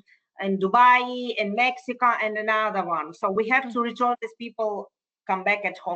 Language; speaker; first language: English; non-native, fluent; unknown